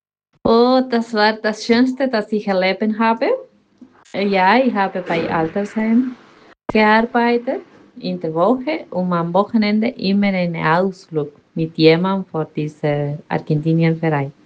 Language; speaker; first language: German; non-native, learner; Spanish